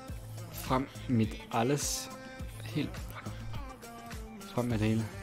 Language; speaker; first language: Danish; native; Danish